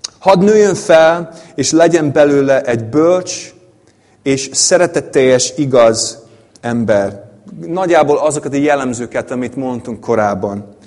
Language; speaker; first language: Hungarian; non-native, fluent; English